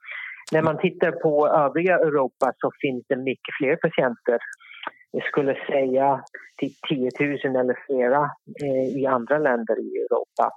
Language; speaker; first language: Swedish; non-native, fluent; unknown